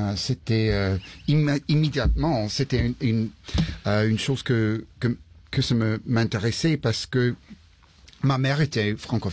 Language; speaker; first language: French; early bilingual, heritage; English